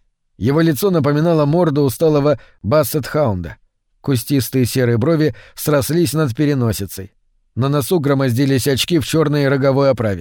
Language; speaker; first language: Russian; native; Russian